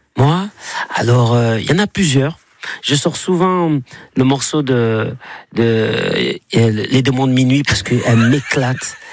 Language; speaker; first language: French; native; French